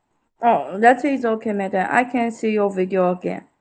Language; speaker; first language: English; non-native, learner; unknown